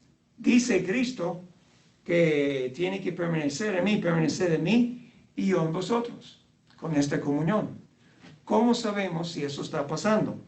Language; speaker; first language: Spanish; non-native, fluent; English